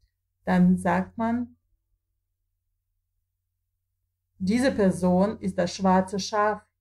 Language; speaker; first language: German; non-native, fluent; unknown